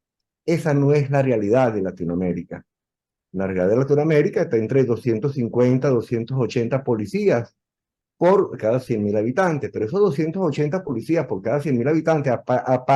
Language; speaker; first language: Spanish; native; Spanish